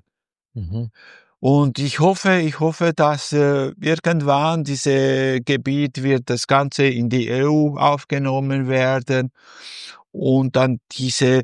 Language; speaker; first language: German; non-native, fluent; Albanian